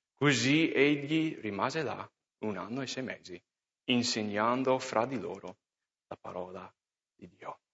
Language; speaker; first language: Italian; non-native, fluent; English